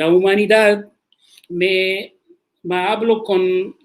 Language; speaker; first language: Spanish; non-native, learner; Arabic